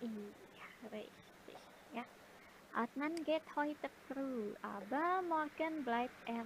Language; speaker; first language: German; non-native, fluent; Indonesian